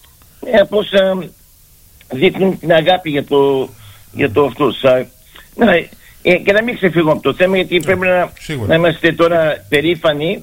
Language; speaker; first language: Greek; early bilingual, heritage; Greek